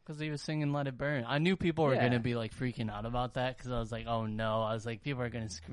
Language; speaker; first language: English; native; English